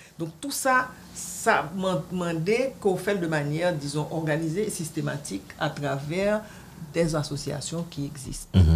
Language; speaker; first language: French; non-native, local second language; Haitian Creole